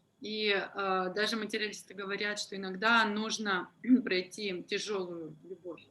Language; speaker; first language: Russian; native; Russian